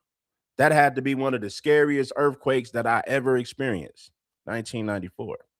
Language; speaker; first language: English; native; English